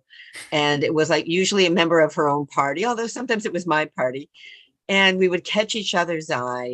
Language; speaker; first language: English; native; English